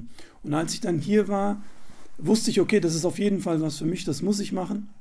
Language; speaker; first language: German; native; German